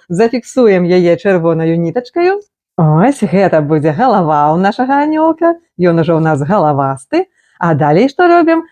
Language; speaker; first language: Belarusian; non-native, local second language; Russian